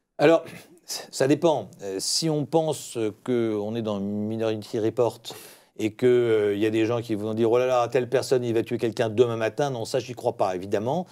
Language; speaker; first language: French; native; French